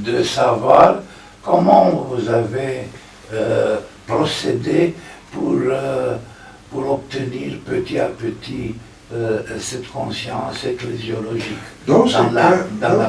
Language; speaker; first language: French; non-native, fluent; Romanian